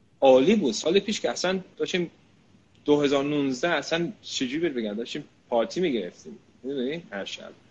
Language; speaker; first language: Persian; early bilingual, heritage; Persian